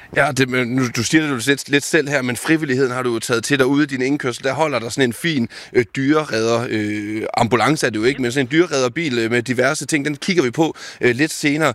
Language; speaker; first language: Danish; native; Danish